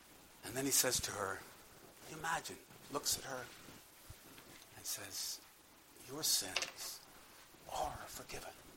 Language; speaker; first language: English; native; English